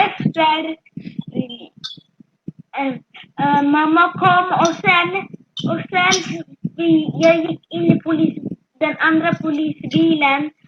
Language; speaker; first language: Swedish; early bilingual, other home language; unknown